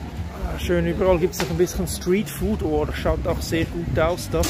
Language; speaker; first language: German; native; German